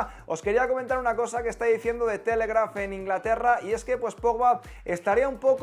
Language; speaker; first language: Spanish; native; Spanish